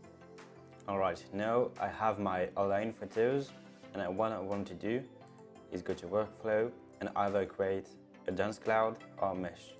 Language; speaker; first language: English; non-native, fluent; French